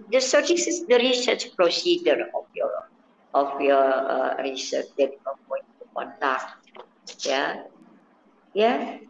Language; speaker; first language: English; non-native, fluent; Indonesian